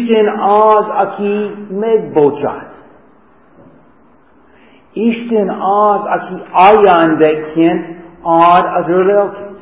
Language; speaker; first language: Hungarian; non-native, fluent; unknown